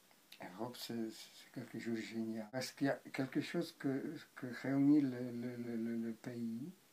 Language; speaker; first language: French; non-native, learner; Czech